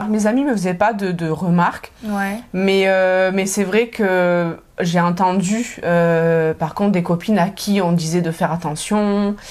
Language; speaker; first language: French; native; French